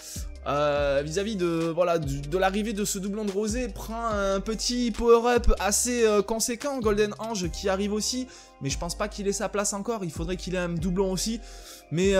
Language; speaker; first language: French; native; French